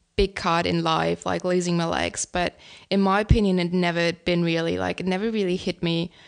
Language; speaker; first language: English; non-native, fluent; German